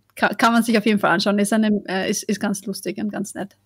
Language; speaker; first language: German; native; German